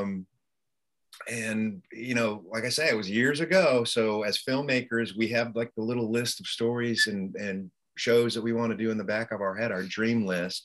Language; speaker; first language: English; native; English